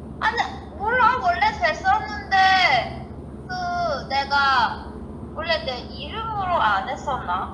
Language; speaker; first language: Korean; non-native, fluent; Thai